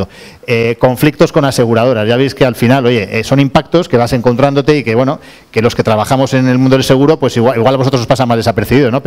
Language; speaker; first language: Spanish; native; Spanish